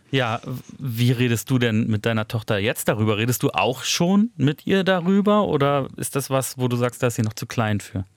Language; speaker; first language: German; native; German